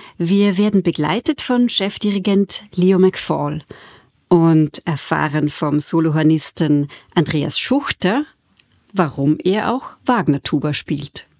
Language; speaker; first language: German; native; German